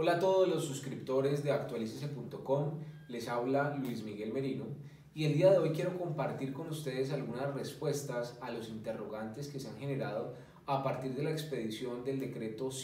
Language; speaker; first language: Spanish; native; Spanish